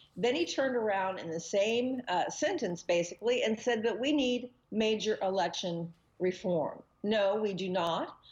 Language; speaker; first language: English; native; English